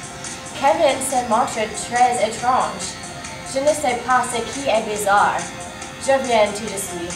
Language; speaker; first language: French; non-native, learner; English